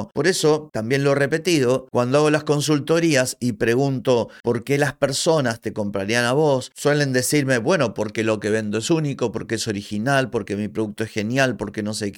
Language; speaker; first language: Spanish; native; Spanish